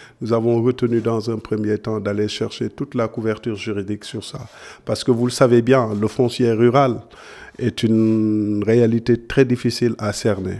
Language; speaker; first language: French; non-native, local second language; Serer